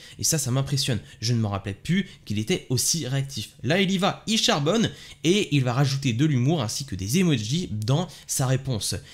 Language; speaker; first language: French; native; French